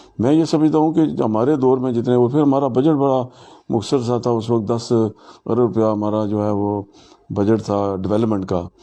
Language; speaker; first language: Urdu; non-native, local second language; Pahari-Potwari